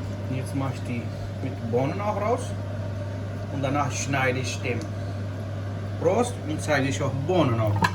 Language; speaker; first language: German; non-native, learner; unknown